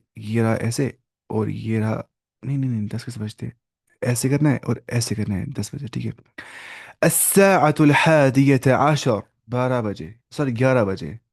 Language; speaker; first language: Urdu; non-native, local second language; Kashmiri